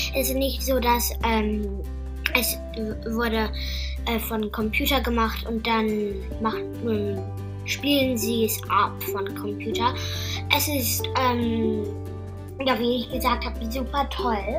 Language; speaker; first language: German; non-native, fluent; English